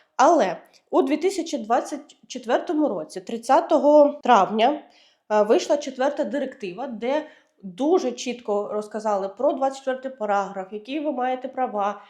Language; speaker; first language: Ukrainian; native; Ukrainian